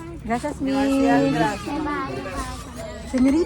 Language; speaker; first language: Spanish; non-native, learner; Filipino